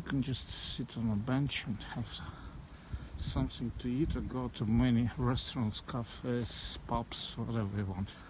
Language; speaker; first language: English; non-native, fluent; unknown